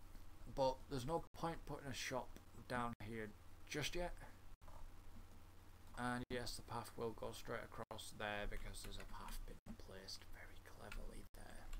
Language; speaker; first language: English; native; English